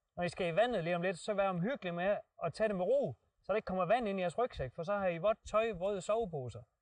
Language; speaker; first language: Danish; native; Danish